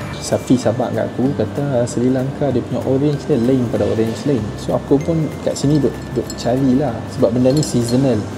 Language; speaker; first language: Malay; native; Malay